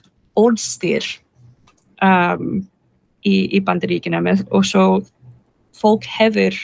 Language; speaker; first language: Icelandic; non-native, fluent; English